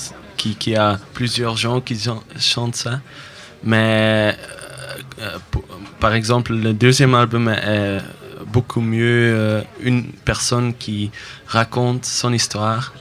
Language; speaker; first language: French; non-native, local second language; Dutch